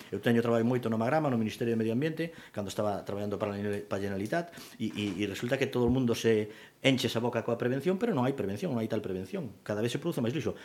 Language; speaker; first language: Galician; native; Galician